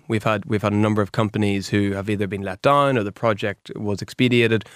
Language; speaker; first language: English; native; English